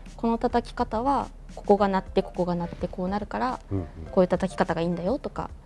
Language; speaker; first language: Japanese; native; Japanese